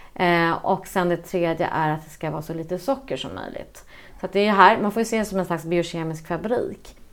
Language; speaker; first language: Swedish; native; Swedish